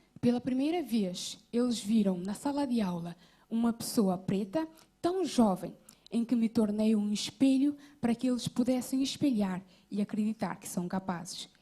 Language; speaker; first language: Portuguese; non-native, local second language; Kabuverdianu